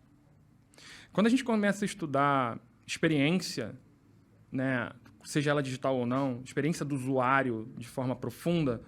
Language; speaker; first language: Portuguese; native; Portuguese